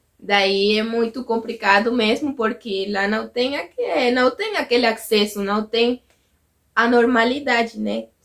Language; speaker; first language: Portuguese; non-native, fluent; Spanish